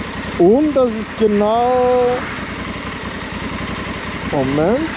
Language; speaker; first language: German; native; German